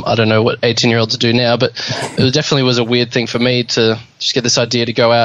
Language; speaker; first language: English; native; English